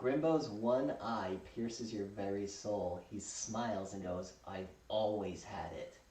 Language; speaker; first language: English; native; English